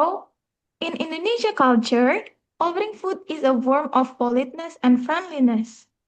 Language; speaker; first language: English; non-native, fluent; Indonesian